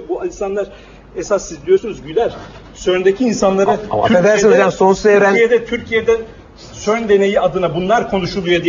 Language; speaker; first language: Turkish; native; Turkish